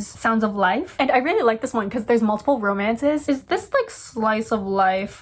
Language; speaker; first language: English; native; English